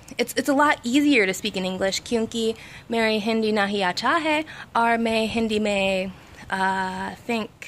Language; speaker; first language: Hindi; non-native, learner; English